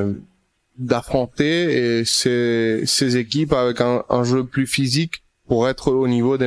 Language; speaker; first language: French; non-native, fluent; Spanish